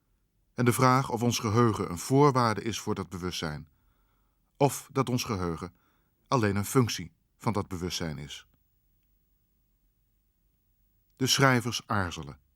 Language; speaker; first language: Dutch; native; Dutch